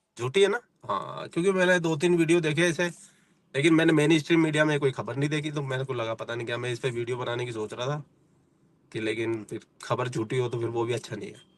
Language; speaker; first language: Hindi; native; Hindi